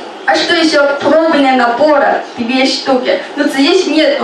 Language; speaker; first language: Russian; non-native, learner; Chinese